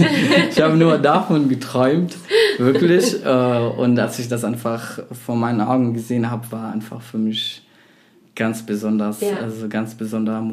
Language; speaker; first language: German; non-native, fluent; Arabic